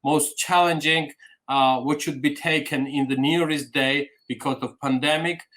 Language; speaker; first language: English; non-native, fluent; Georgian